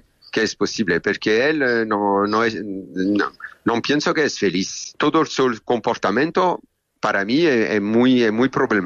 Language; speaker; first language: Spanish; non-native, learner; French